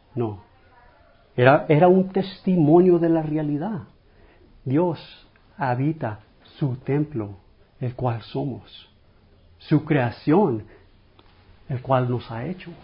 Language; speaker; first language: Spanish; non-native, fluent; English